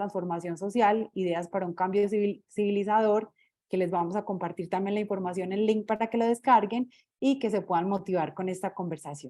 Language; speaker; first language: Spanish; native; Spanish